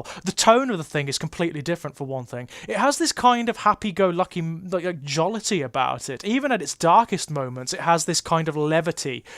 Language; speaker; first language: English; native; English